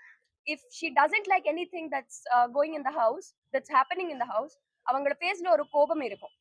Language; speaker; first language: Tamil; non-native, fluent; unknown